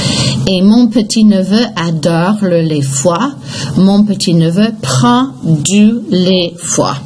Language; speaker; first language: French; non-native, fluent; English